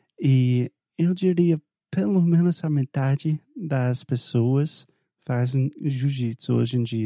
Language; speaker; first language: Portuguese; non-native, fluent; English